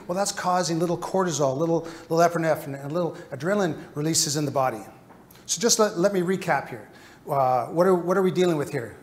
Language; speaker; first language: English; native; English